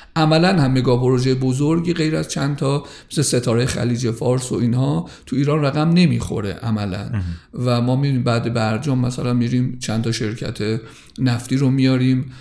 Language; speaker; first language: Persian; native; Persian